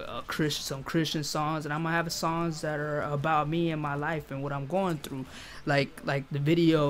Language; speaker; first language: English; native; English